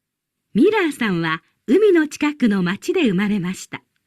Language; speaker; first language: Japanese; non-native, learner; Indonesian